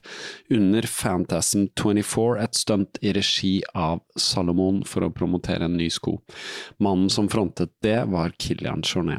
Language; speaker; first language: Norwegian; native; Norwegian